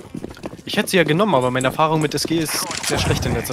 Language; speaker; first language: German; native; German